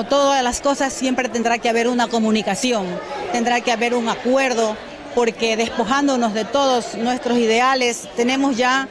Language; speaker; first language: Spanish; native; Spanish